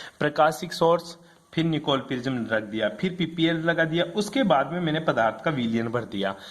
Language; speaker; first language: Hindi; native; Hindi